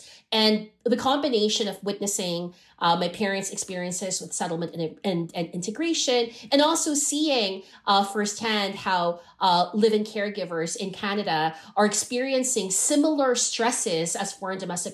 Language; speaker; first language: English; non-native, local second language; Filipino